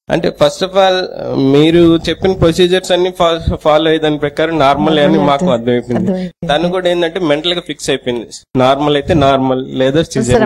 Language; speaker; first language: Telugu; native; Telugu